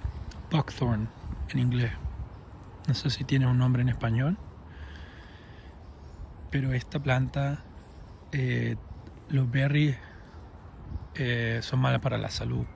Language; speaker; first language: Spanish; early bilingual, heritage; English